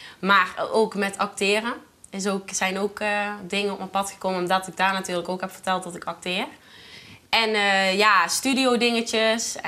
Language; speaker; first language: Dutch; native; Dutch